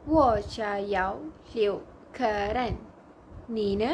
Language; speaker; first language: Chinese; non-native, learner; Malay